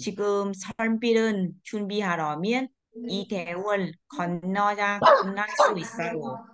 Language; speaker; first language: Korean; non-native, learner; Vietnamese